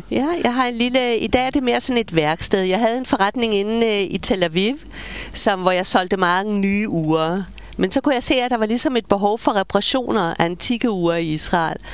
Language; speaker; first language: Danish; native; Danish